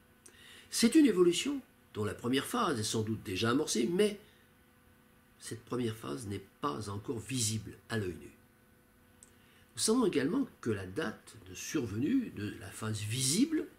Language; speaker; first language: French; native; French